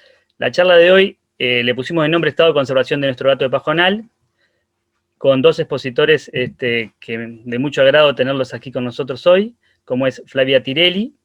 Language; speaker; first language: Spanish; native; Spanish